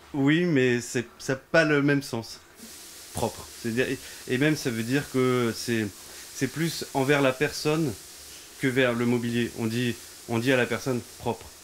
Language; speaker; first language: French; native; French